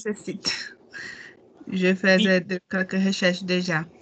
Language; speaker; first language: French; non-native, learner; Portuguese